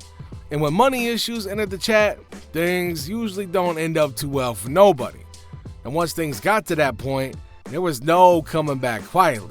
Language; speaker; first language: English; native; English